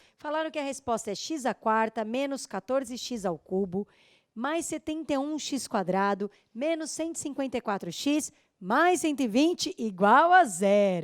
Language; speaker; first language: Portuguese; native; Portuguese